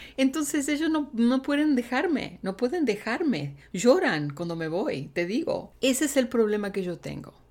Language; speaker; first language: Spanish; native; Spanish